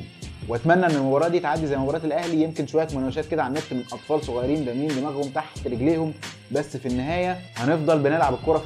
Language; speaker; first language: Arabic; native; Arabic